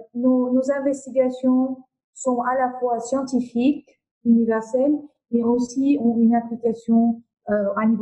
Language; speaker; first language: French; non-native, local second language; Arabic